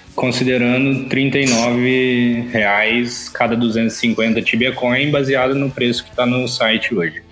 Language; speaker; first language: Portuguese; native; Portuguese